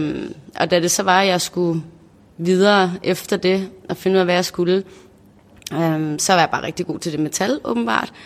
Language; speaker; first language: Danish; native; Danish